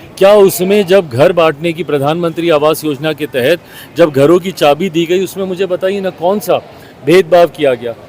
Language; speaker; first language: Hindi; native; Hindi